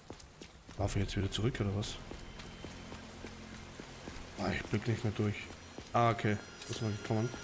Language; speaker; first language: German; native; German